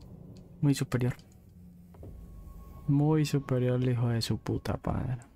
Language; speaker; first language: Spanish; native; Spanish